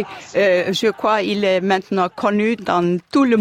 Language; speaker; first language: French; non-native, learner; Icelandic